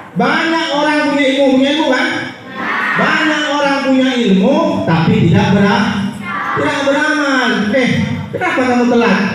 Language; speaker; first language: Indonesian; non-native, local second language; Madurese